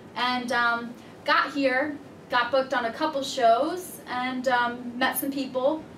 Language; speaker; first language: English; native; English